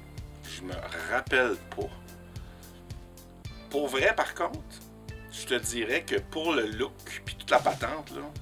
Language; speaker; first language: French; native; French